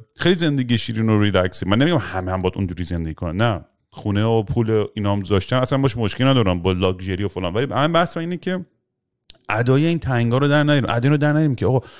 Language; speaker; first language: Persian; early bilingual, heritage; Persian